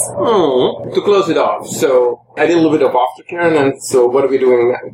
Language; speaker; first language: English; native; English